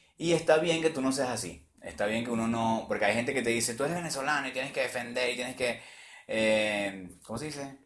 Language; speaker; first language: Spanish; native; Spanish